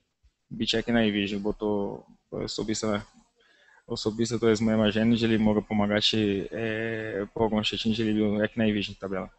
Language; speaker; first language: Polish; non-native, learner; Portuguese